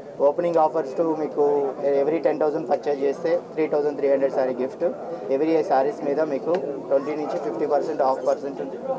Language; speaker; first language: Telugu; native; Telugu